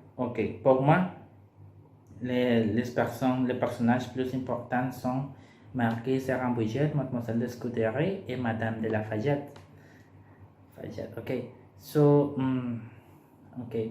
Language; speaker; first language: French; non-native, learner; Spanish